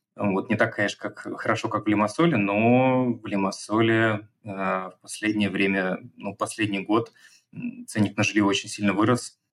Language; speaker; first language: Russian; native; Russian